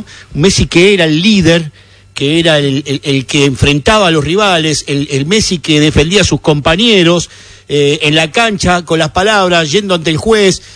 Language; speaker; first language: Spanish; native; Spanish